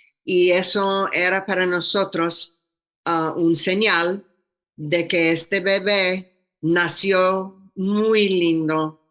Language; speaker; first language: Spanish; non-native, fluent; English